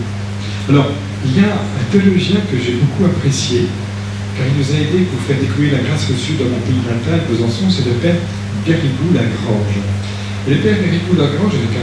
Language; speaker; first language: French; native; French